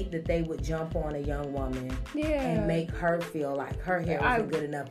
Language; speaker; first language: English; native; English